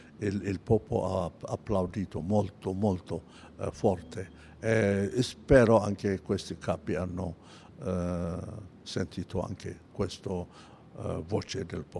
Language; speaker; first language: Italian; non-native, fluent; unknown